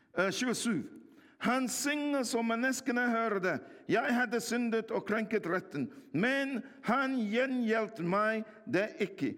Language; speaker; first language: Norwegian; non-native, fluent; English